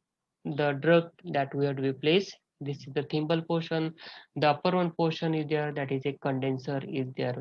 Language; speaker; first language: English; non-native, local second language; Marathi